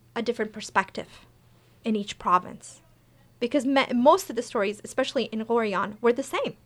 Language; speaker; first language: English; early bilingual, other home language; Persian